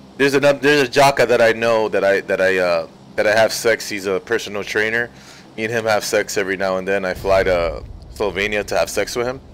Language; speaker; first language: English; native; English